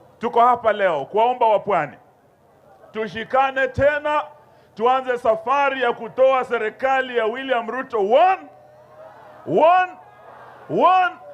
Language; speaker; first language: Swahili; non-native, local second language; Luyia